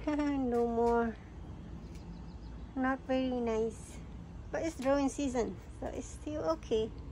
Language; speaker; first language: English; non-native, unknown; Vietnamese